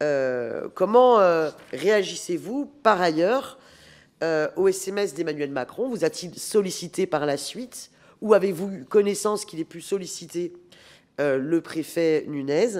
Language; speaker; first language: French; native; French